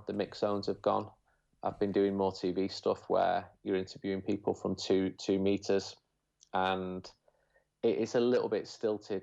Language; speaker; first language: English; native; English